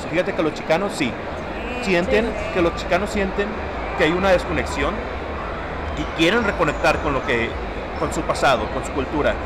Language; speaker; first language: Spanish; early bilingual, heritage; Spanish